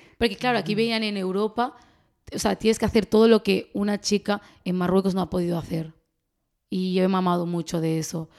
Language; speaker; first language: Spanish; early bilingual, other home language; Arabic